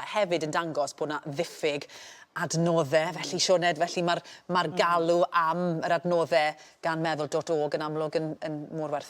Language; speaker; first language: Welsh; native; Welsh